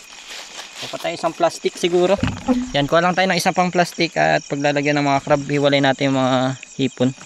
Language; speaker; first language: Filipino; native; Filipino